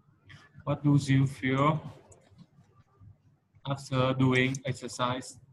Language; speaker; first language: English; non-native, fluent; Vietnamese